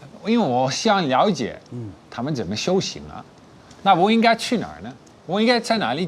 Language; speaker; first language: Chinese; non-native, fluent; Dutch